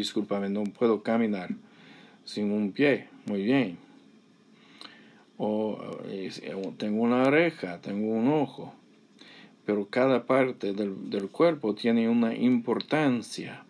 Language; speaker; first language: Spanish; non-native, fluent; English